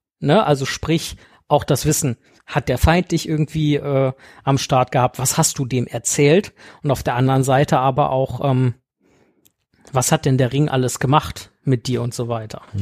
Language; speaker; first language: German; native; German